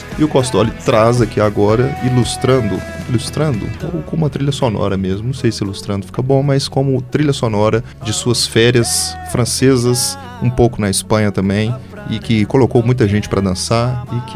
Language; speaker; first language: Portuguese; native; Portuguese